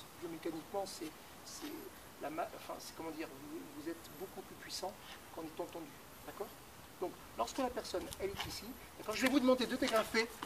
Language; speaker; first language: French; native; French